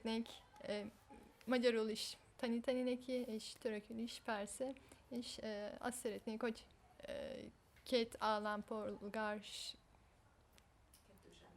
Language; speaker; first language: Hungarian; early bilingual, heritage; Turkish